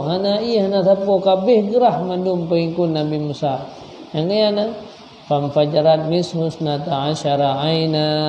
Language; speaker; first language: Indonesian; non-native, local second language; Achinese